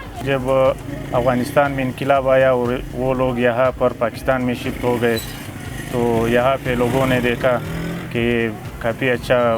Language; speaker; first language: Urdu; non-native, local second language; Pashto